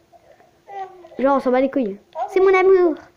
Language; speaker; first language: French; native; French